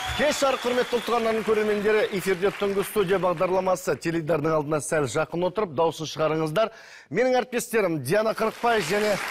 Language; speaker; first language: Kazakh; native; Kazakh